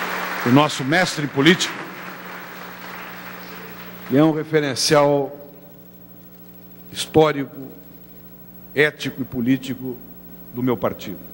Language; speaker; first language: Portuguese; native; Portuguese